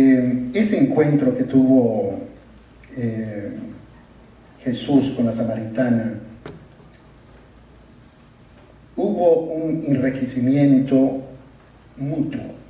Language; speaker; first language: Spanish; early bilingual, heritage; Spanish